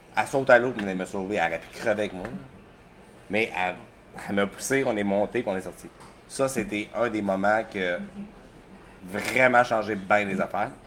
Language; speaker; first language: French; native; French